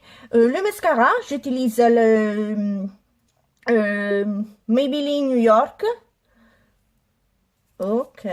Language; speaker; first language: French; non-native, learner; Italian